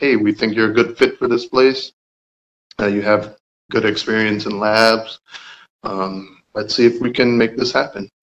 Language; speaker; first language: English; native; English